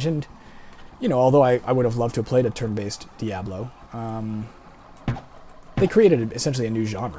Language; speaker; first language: English; native; English